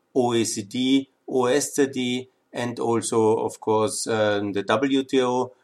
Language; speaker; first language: English; non-native, fluent; German